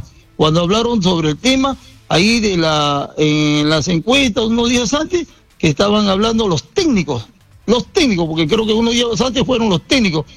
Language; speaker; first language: Spanish; native; Spanish